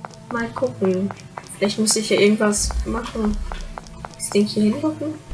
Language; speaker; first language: German; native; German